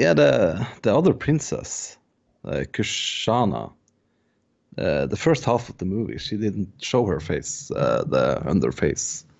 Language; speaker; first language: English; non-native, fluent; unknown